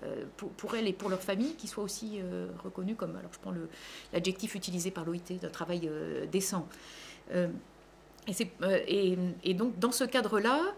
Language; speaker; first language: French; native; French